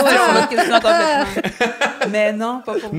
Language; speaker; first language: French; native; French